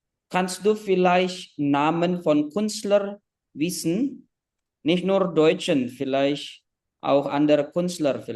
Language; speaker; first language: German; non-native, fluent; Indonesian